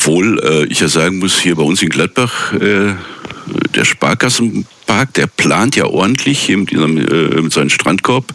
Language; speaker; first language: German; native; German